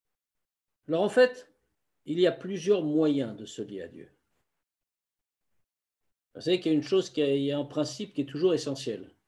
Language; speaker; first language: French; native; French